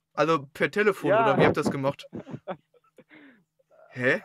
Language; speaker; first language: German; native; German